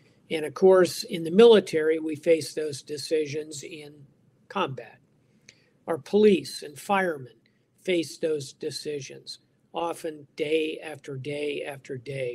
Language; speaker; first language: English; native; English